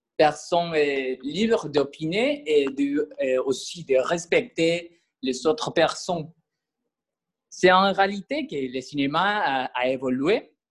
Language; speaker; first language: French; non-native, learner; Spanish